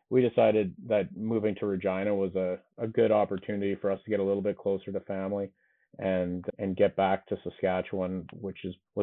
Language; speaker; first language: English; native; English